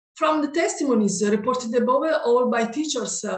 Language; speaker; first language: English; non-native, learner; Italian